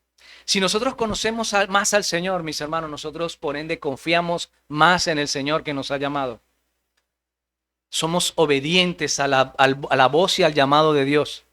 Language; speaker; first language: Spanish; native; Spanish